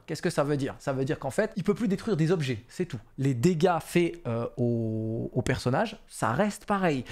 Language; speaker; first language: French; native; French